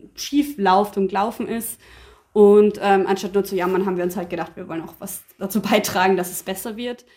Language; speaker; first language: German; native; German